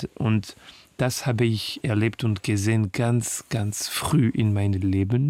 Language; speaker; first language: German; non-native, learner; French